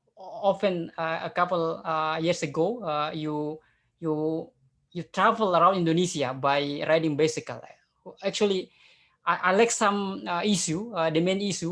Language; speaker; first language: English; non-native, fluent; Indonesian